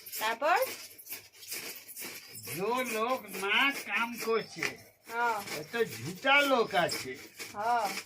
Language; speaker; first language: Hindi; non-native, local second language; Bangla